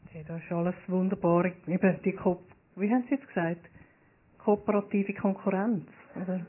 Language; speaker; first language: German; native; German